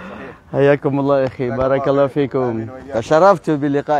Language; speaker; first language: Arabic; non-native, fluent; Maranao